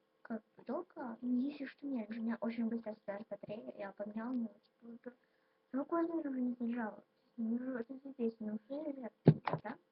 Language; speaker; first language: Russian; non-native, local second language; Ukrainian